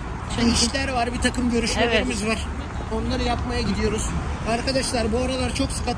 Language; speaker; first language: Turkish; native; Turkish